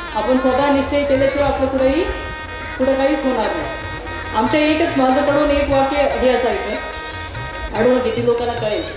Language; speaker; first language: Marathi; non-native, fluent; Kannada